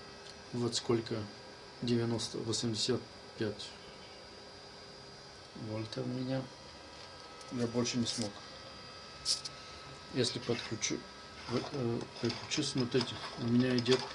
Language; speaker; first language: Russian; non-native, learner; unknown